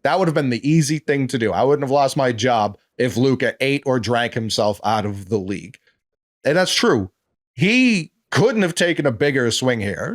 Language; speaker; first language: English; native; English